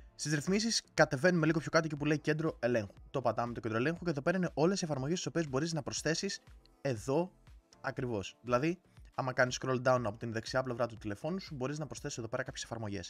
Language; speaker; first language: Greek; native; Greek